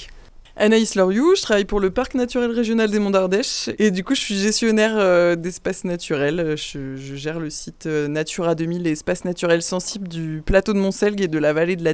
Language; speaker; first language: French; native; French